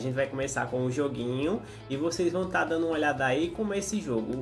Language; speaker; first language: Portuguese; native; Portuguese